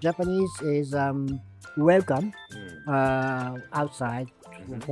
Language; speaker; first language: English; non-native, learner; Japanese